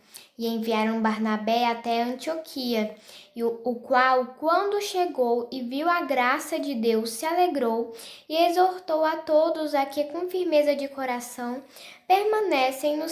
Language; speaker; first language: Portuguese; native; Portuguese